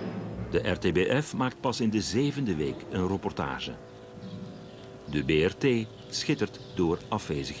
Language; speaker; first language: Dutch; native; Dutch